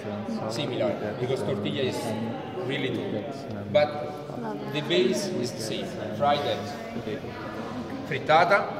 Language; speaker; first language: English; non-native, fluent; Italian